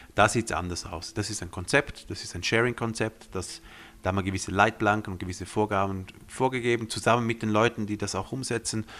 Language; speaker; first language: German; non-native, fluent; Romansh